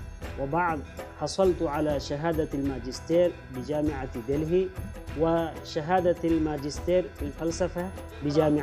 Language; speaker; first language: Arabic; non-native, fluent; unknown